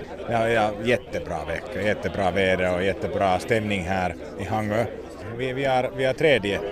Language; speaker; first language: Swedish; non-native, local second language; Finnish